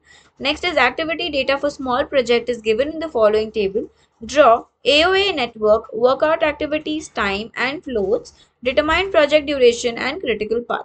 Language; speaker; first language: English; non-native, local second language; Hindi